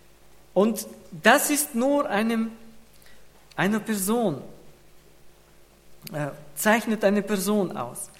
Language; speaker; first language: German; non-native, fluent; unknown